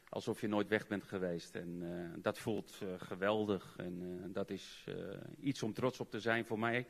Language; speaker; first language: Spanish; non-native, fluent; Dutch